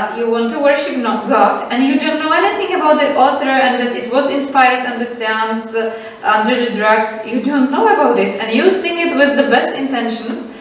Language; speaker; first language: English; non-native, fluent; Czech